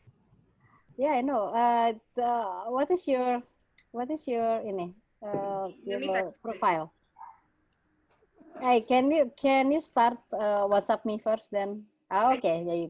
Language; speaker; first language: English; non-native, fluent; Indonesian